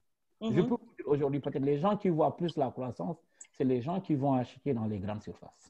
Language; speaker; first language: French; non-native, local second language; Wolof